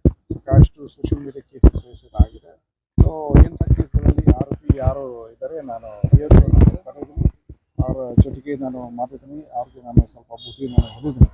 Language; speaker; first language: Kannada; non-native, fluent; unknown